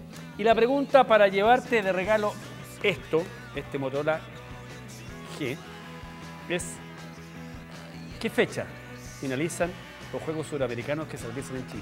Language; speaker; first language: Spanish; native; Spanish